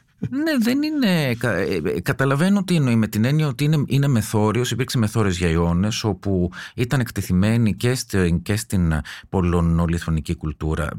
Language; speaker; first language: Greek; native; Greek